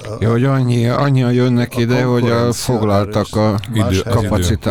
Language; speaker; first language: Hungarian; native; Hungarian